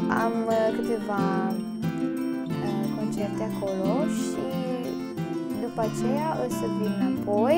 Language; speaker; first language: Romanian; early bilingual, heritage; Romanian